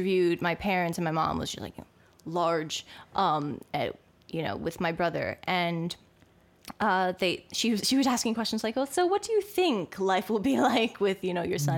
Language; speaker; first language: English; native; English